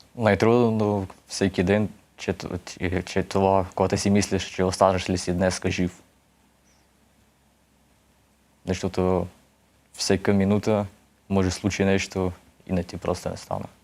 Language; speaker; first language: Bulgarian; early bilingual, heritage; Russian